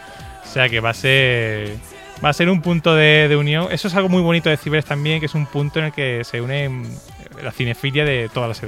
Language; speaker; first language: Spanish; native; Spanish